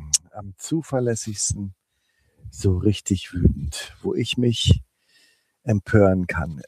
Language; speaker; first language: German; native; German